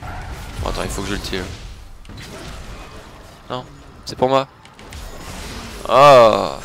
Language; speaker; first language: French; native; French